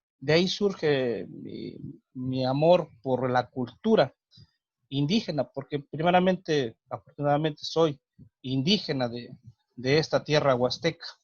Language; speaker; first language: Spanish; non-native, local second language; Nahuatl languages